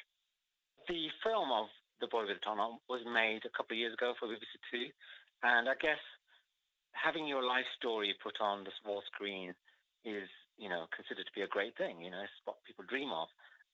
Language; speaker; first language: English; native; English